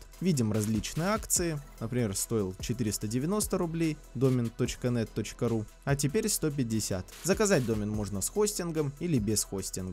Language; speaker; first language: Russian; native; Russian